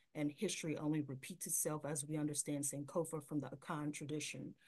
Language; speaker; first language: English; native; English